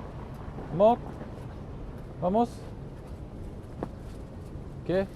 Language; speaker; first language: Spanish; non-native, learner; Korean